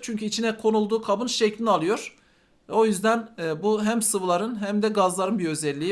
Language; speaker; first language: Turkish; native; Turkish